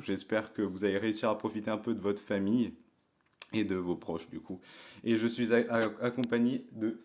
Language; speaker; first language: French; native; French